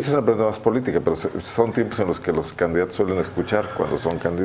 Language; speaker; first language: Spanish; native; Spanish